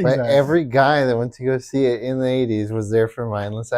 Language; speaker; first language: English; native; English